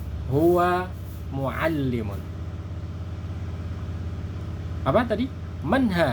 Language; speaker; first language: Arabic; non-native, fluent; Indonesian